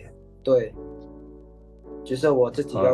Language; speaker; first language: Chinese; non-native, learner; Indonesian